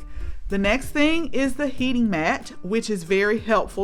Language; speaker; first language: English; native; English